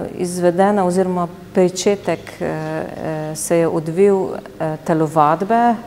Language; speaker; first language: Slovenian; native; Slovenian